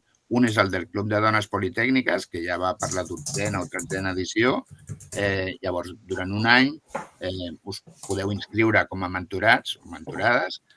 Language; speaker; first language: Catalan; native; Catalan